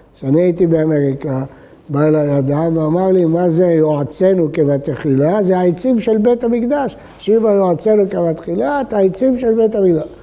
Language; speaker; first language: Hebrew; early bilingual, other home language; Arabic